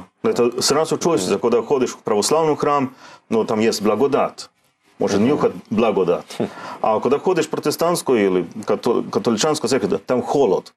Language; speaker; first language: Russian; non-native, learner; Swedish